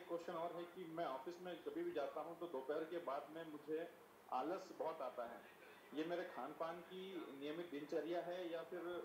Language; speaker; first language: Hindi; native; Hindi